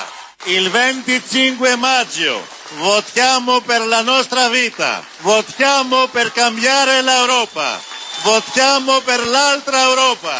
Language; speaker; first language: Italian; non-native, learner; Greek